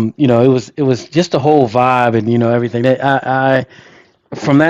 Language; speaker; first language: English; native; English